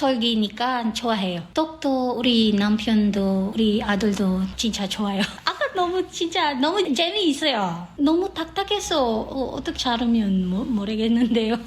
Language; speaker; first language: Korean; non-native, learner; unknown